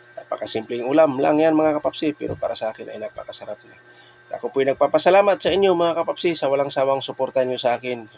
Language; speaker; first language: Filipino; non-native, local second language; Cebuano